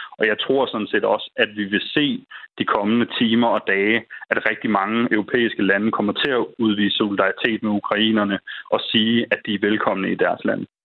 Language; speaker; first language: Danish; native; Danish